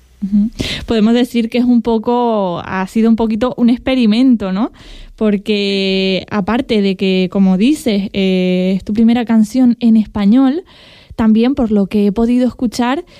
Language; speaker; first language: Spanish; native; Spanish